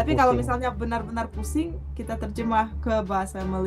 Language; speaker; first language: Indonesian; non-native, fluent; Russian